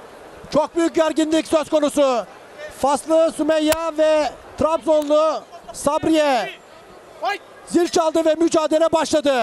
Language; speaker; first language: Turkish; native; Turkish